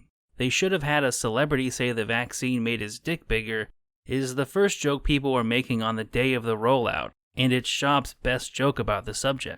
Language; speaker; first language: English; native; English